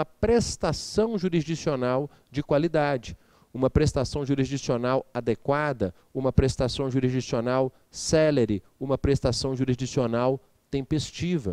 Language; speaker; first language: Portuguese; native; Portuguese